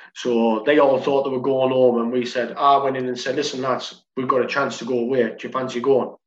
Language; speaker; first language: English; native; English